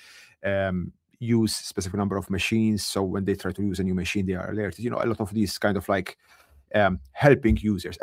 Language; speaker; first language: English; non-native, local second language; Maltese